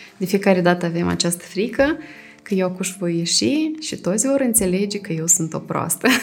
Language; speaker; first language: Romanian; native; Romanian